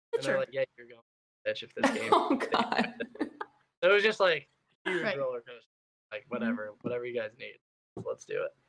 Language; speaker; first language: English; native; English